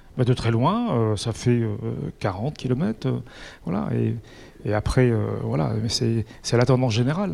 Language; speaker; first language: French; native; French